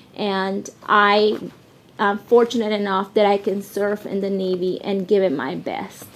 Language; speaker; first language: English; early bilingual, other home language; Spanish